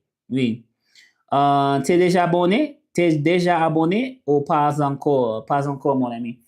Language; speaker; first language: French; non-native, learner; English